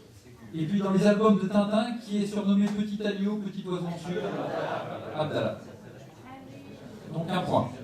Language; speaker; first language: French; native; French